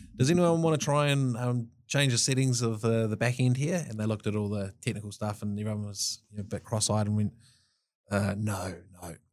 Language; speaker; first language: English; native; English